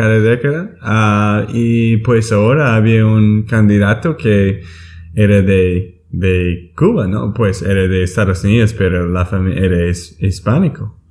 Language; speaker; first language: Spanish; non-native, learner; English